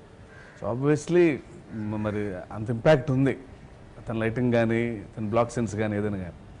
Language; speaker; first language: Telugu; native; Telugu